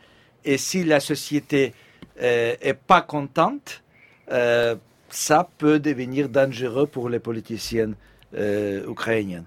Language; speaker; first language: French; non-native, fluent; Russian